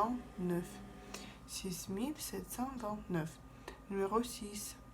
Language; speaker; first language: French; non-native, fluent; Russian